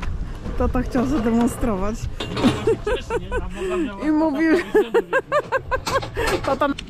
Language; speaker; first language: Polish; native; Polish